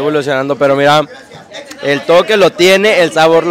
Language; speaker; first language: Spanish; native; Spanish